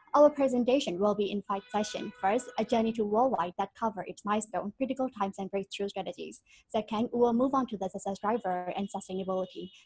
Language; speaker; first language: English; non-native, fluent; Burmese